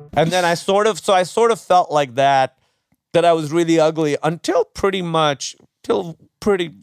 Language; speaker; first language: English; non-native, local second language; Urdu